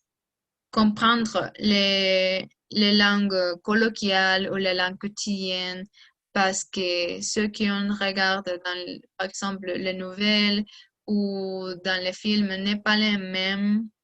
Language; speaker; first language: French; non-native, learner; Spanish